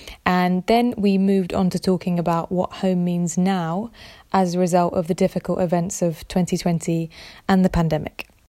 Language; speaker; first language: English; native; English